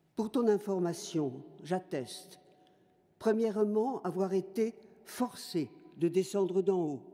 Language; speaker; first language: French; native; French